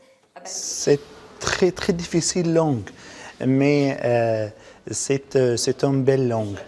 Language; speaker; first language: French; non-native, learner; Arabic